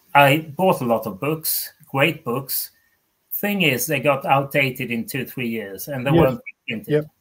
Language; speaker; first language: English; non-native, fluent; Swedish